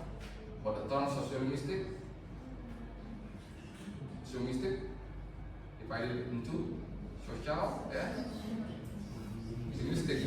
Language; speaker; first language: English; non-native, fluent; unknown